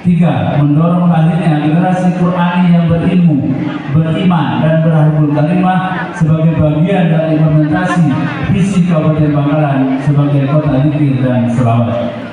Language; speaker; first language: Indonesian; native; Indonesian